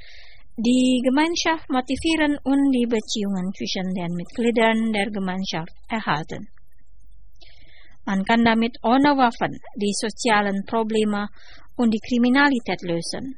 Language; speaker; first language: German; non-native, fluent; Indonesian